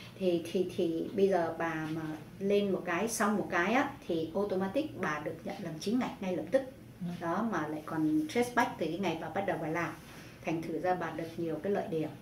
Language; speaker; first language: Vietnamese; native; Vietnamese